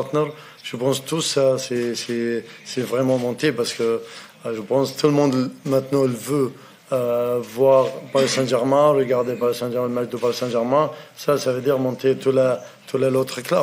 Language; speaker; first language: French; non-native, fluent; Arabic